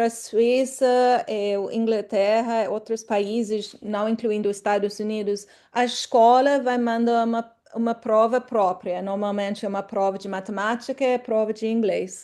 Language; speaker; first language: Portuguese; non-native, fluent; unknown